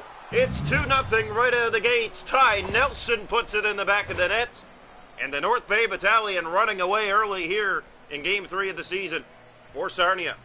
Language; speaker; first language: English; native; English